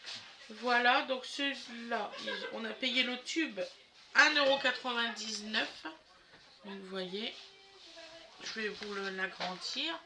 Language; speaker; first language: French; native; French